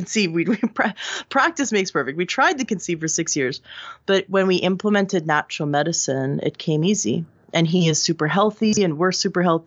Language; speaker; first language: English; native; English